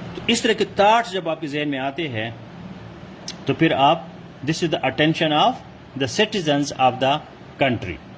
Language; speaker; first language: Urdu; non-native, local second language; Pashto